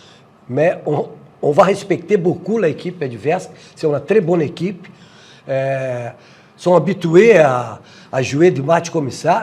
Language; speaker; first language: French; non-native, fluent; Portuguese